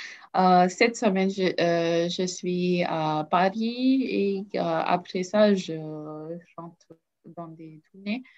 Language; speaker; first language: French; non-native, learner; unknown